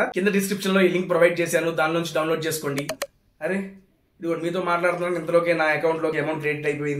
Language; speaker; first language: Telugu; native; Telugu